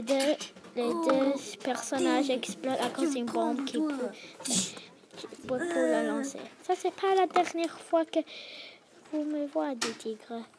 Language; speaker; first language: French; non-native, learner; English